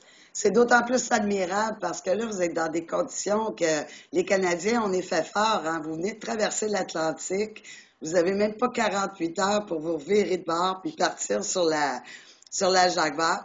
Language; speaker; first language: French; native; French